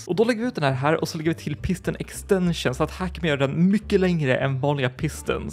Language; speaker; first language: Swedish; native; Swedish